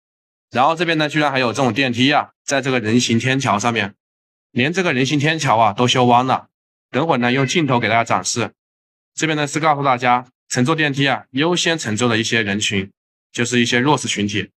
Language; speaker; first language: Chinese; native; Chinese